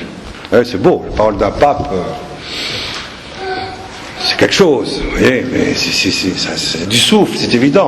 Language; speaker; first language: French; native; French